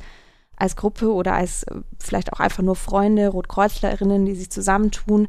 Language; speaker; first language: German; native; German